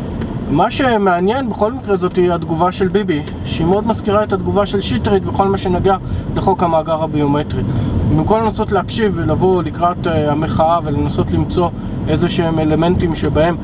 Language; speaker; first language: Hebrew; native; Hebrew